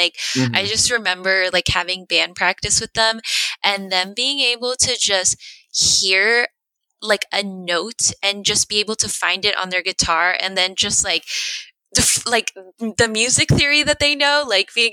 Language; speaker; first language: English; early bilingual, other home language; Spanish